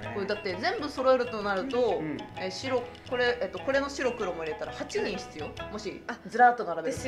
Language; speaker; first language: Japanese; native; Japanese